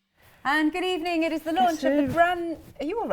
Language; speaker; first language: English; native; English